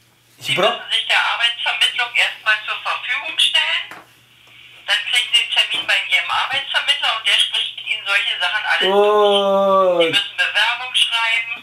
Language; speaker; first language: German; native; German